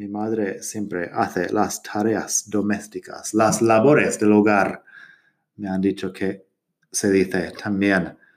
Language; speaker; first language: Spanish; non-native, fluent; English